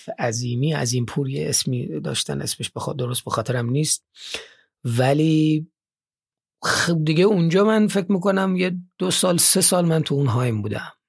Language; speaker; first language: Persian; native; Persian